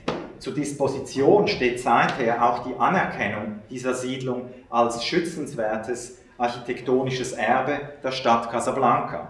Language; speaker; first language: German; native; German